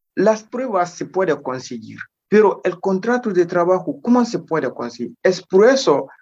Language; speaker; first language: Spanish; non-native, fluent; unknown